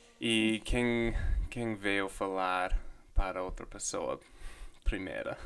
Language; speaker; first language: Portuguese; non-native, fluent; English